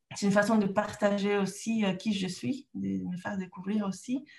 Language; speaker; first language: French; non-native, fluent; Spanish